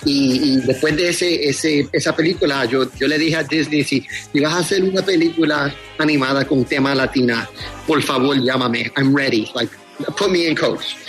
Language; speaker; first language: Spanish; early bilingual, heritage; Spanish